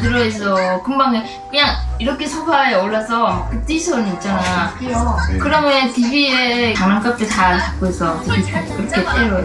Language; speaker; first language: Korean; non-native, learner; Vietnamese